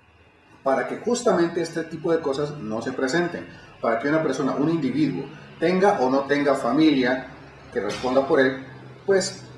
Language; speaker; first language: Spanish; native; Spanish